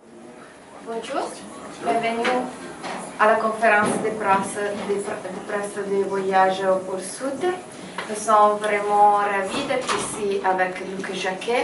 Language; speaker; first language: French; non-native, fluent; Italian